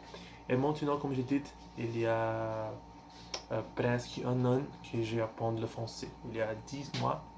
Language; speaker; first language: French; non-native, learner; Portuguese